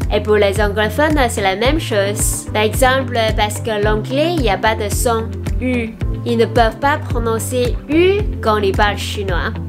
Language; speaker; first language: French; non-native, fluent; Chinese